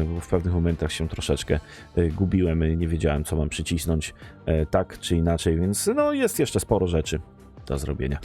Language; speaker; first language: Polish; native; Polish